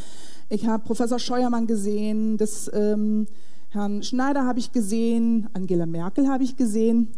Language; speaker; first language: German; native; German